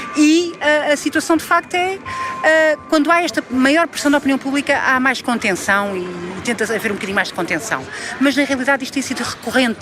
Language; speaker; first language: Portuguese; native; Portuguese